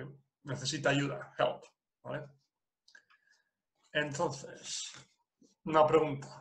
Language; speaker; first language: Spanish; non-native, fluent; English